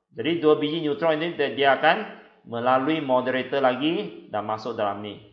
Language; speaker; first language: Malay; non-native, local second language; Chinese